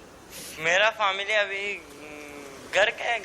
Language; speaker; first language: Hindi; non-native, learner; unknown